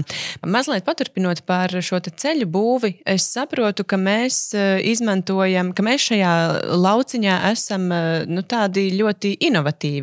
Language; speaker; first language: Latvian; native; Latvian